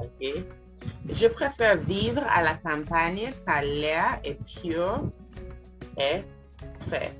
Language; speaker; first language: French; non-native, fluent; English